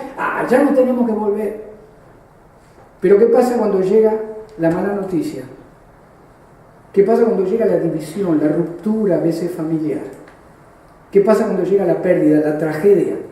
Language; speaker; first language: Spanish; native; Spanish